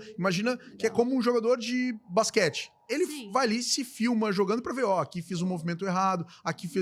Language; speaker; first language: Portuguese; native; Portuguese